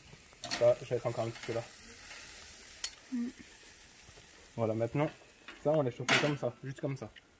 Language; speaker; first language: French; native; French